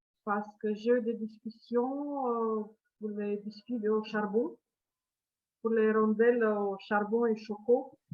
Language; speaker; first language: French; non-native, fluent; Romanian